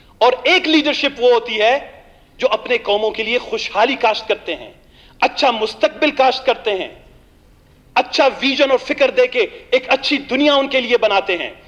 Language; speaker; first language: Urdu; non-native, local second language; Baluchi